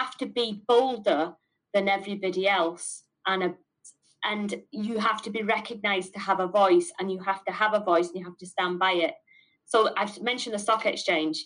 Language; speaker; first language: English; native; English